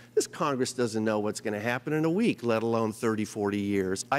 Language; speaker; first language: English; native; English